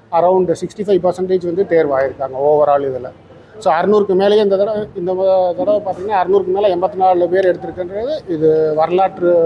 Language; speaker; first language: Tamil; native; Tamil